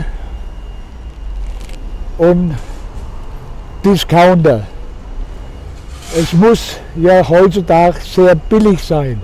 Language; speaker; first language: German; native; German